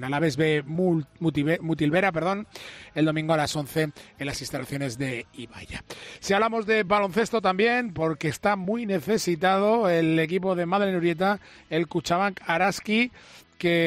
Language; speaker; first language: Spanish; native; Spanish